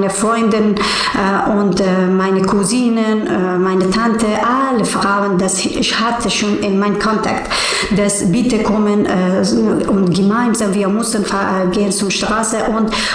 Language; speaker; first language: German; non-native, learner; Persian